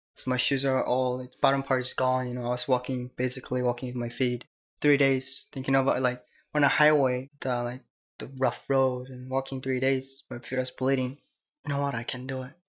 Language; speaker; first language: English; non-native, learner; Korean